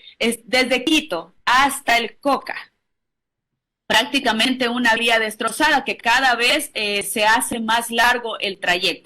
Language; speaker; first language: Spanish; native; Spanish